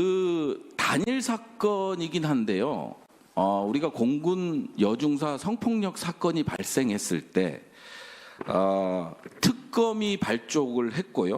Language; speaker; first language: Korean; native; Korean